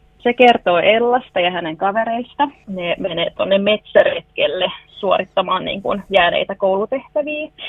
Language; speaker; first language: Finnish; non-native, local second language; Swedish